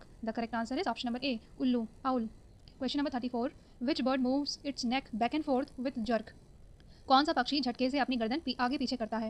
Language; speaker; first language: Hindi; native; Hindi